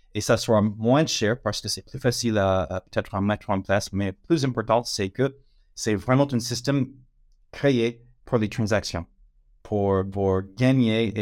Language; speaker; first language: French; non-native, fluent; English